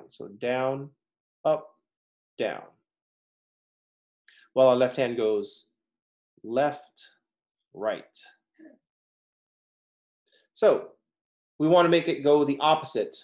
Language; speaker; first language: English; native; English